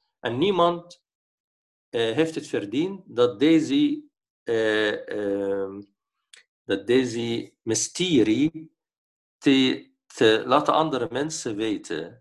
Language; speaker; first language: Dutch; non-native, fluent; Arabic